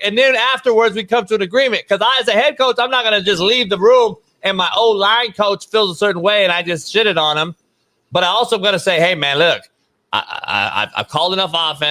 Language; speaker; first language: English; native; English